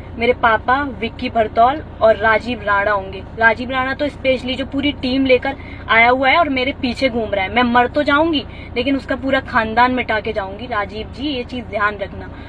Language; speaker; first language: Hindi; native; Hindi